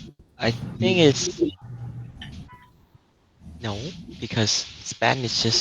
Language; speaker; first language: English; non-native, learner; Vietnamese